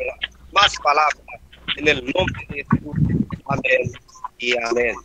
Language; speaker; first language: Spanish; non-native, learner; Haitian Creole